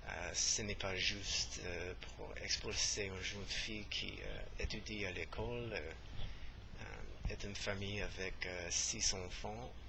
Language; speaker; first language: French; non-native, learner; English